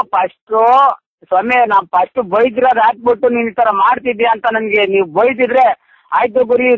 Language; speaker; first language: Kannada; native; Kannada